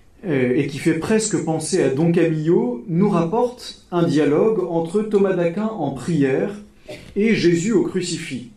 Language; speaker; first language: French; native; French